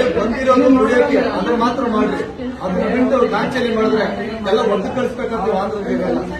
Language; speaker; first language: Kannada; native; Kannada